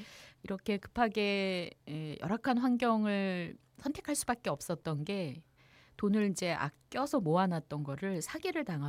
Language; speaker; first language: Korean; native; Korean